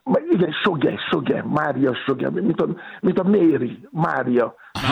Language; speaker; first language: Hungarian; non-native, fluent; Yoruba